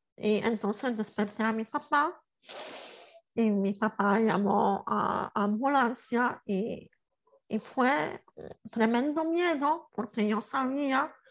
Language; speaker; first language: Spanish; non-native, fluent; Polish